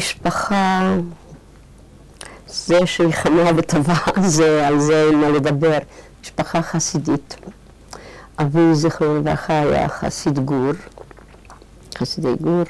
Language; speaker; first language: Hebrew; non-native, fluent; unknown